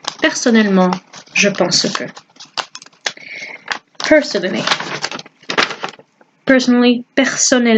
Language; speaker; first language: French; non-native, fluent; English